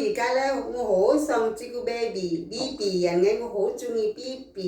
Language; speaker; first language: Cantonese; non-native, fluent; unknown